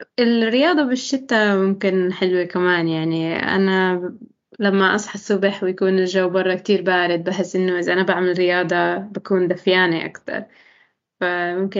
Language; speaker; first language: Arabic; non-native, learner; English